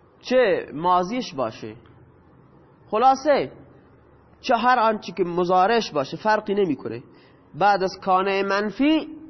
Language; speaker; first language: Persian; non-native, local second language; Baluchi